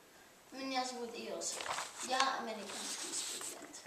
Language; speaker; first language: Russian; non-native, learner; English